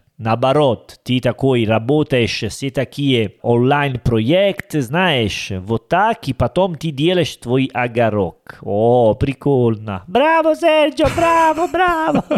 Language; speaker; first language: Russian; non-native, fluent; Italian